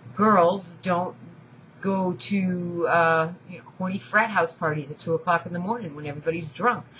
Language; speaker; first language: English; native; English